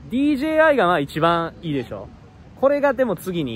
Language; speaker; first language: Japanese; native; Japanese